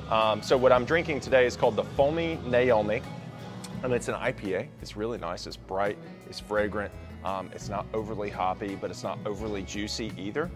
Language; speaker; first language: English; native; English